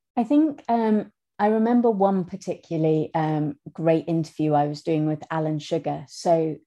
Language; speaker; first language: English; native; English